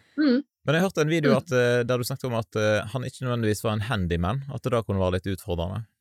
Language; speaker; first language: Norwegian; native; Norwegian